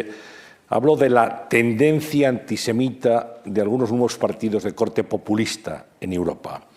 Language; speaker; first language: Spanish; native; Spanish